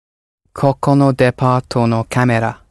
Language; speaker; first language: Japanese; non-native, learner; English